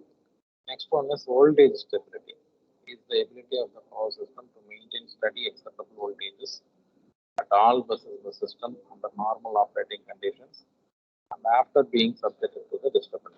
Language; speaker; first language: English; non-native, local second language; Tamil